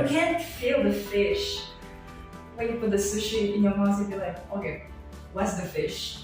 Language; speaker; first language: English; non-native, fluent; Portuguese